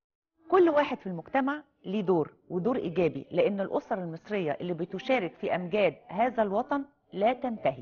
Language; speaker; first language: Arabic; native; Arabic